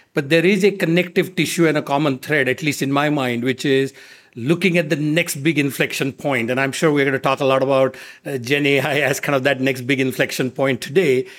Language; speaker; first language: English; non-native, local second language; Marathi